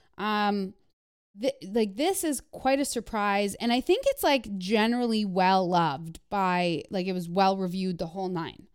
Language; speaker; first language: English; non-native, fluent; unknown